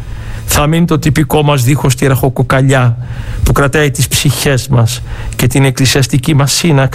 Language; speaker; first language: Greek; native; Greek